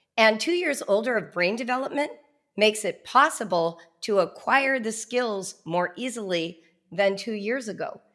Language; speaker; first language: English; native; English